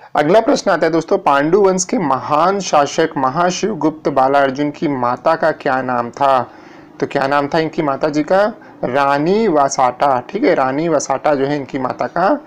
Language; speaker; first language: Hindi; native; Hindi